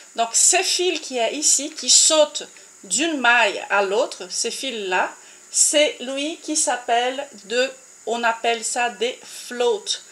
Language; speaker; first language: French; non-native, fluent; Portuguese